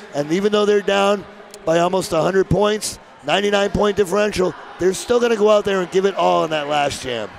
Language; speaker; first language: English; native; English